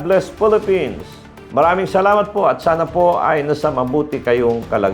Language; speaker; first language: Filipino; non-native, local second language; Cebuano